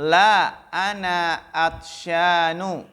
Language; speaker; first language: Arabic; non-native, fluent; Indonesian